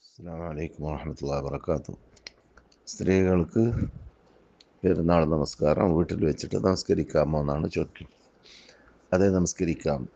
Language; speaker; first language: Malayalam; native; Malayalam